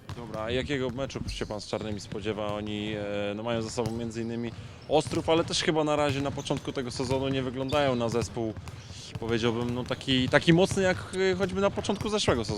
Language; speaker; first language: Polish; native; Polish